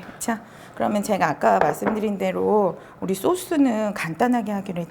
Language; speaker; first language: Korean; native; Korean